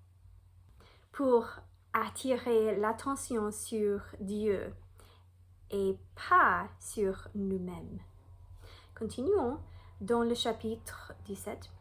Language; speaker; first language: French; non-native, fluent; English